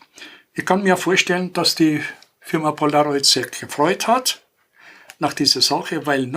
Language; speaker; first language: German; non-native, fluent; Greek